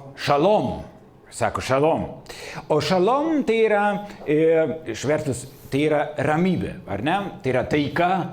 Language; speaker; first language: Lithuanian; non-native, fluent; German